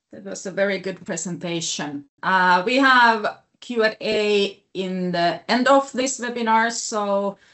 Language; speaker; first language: English; non-native, fluent; Finnish